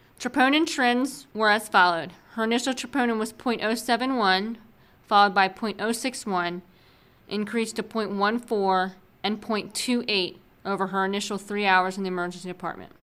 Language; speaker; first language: English; native; English